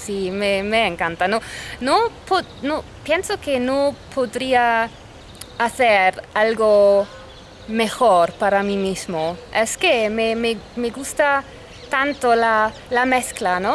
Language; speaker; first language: Spanish; non-native, fluent; German